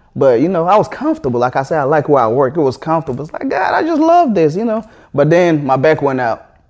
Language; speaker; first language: English; early bilingual, other home language; Akan